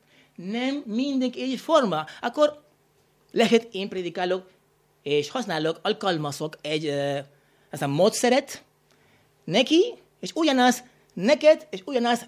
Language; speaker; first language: Hungarian; non-native, learner; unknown